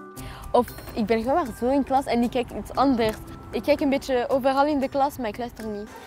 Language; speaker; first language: Dutch; non-native, local second language; French